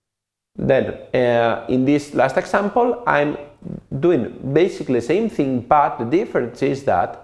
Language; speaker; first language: English; non-native, fluent; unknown